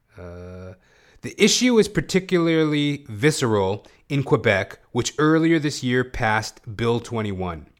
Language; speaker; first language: English; early bilingual, other home language; Hindi